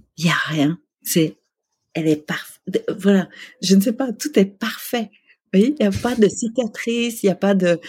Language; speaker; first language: French; early bilingual, other home language; Vietnamese